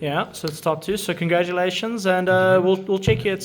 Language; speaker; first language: English; native; English